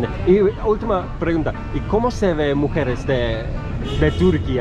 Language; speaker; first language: Spanish; non-native, learner; Turkish